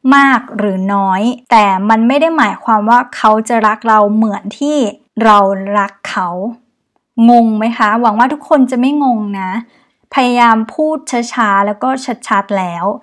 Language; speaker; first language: Thai; native; Thai